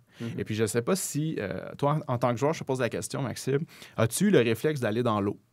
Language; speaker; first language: French; native; French